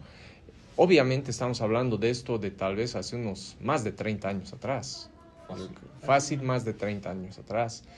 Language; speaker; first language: Spanish; native; Spanish